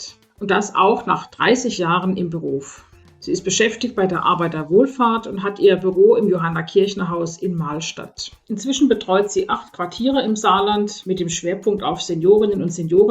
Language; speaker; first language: German; native; German